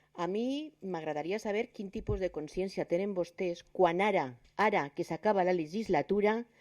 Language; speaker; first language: Catalan; non-native, local second language; Spanish